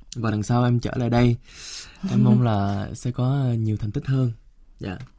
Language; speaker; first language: Vietnamese; early bilingual, heritage; Vietnamese